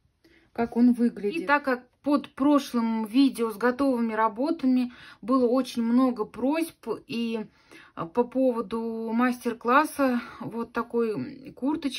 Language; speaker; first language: Russian; native; Russian